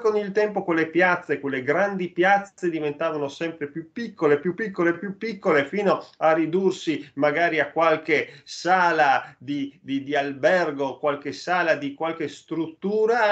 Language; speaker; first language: Italian; native; Italian